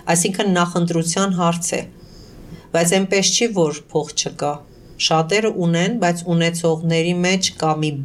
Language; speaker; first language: Armenian; early bilingual, heritage; Armenian